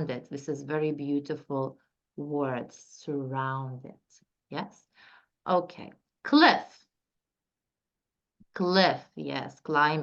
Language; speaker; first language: English; non-native, fluent; Turkish